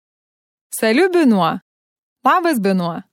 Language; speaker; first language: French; non-native, fluent; Lithuanian